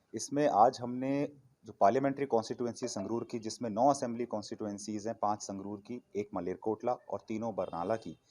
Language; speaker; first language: Hindi; non-native, local second language; Punjabi